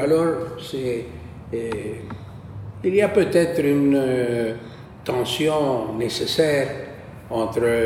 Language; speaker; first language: French; non-native, fluent; Spanish